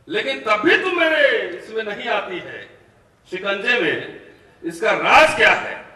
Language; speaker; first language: Hindi; native; Hindi